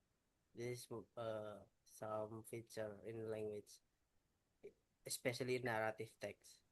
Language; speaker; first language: English; non-native, learner; Indonesian